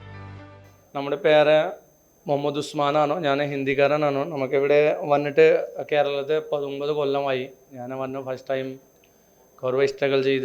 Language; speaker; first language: Malayalam; non-native, local second language; Hindi